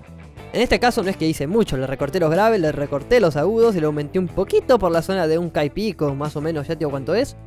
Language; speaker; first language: Spanish; native; Spanish